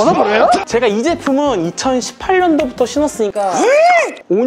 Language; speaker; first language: Korean; native; Korean